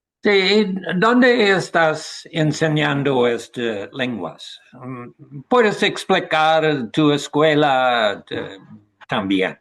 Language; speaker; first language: Spanish; non-native, learner; English